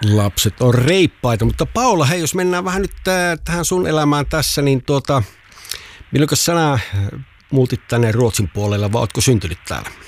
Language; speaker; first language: Finnish; native; Finnish